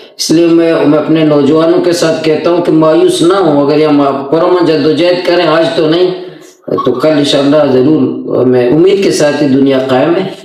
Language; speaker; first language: Urdu; non-native, local second language; Baluchi